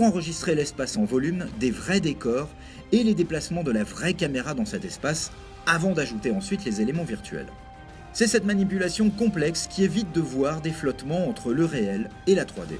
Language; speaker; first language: French; native; French